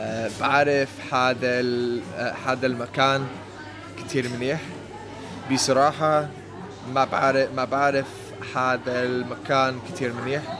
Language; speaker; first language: Arabic; non-native, learner; English